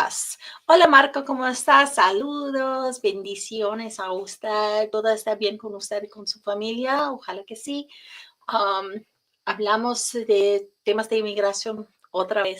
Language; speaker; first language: Spanish; non-native, learner; English